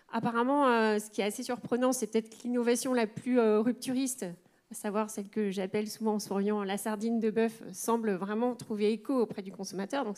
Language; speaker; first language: French; native; French